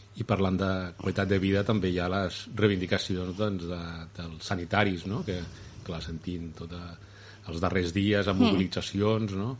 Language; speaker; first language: Catalan; native; Catalan